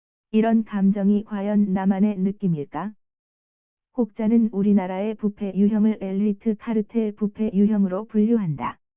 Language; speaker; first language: Korean; native; Korean